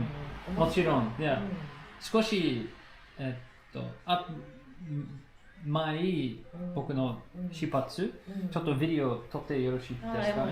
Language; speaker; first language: Japanese; non-native, learner; English